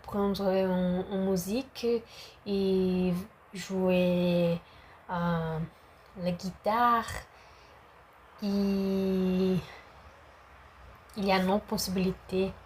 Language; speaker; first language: French; non-native, learner; Portuguese